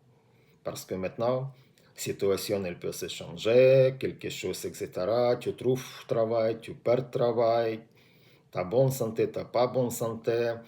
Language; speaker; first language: French; non-native, learner; Russian